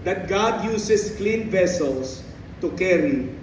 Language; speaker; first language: English; non-native, local second language; Filipino